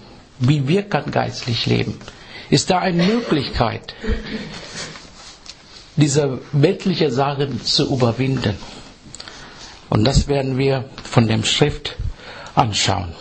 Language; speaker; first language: German; non-native, fluent; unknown